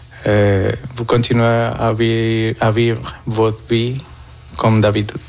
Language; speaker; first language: French; non-native, fluent; Spanish